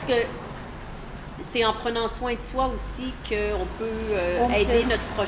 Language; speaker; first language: French; native; French